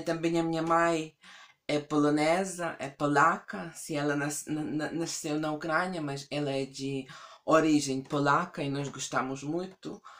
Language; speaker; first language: Portuguese; non-native, fluent; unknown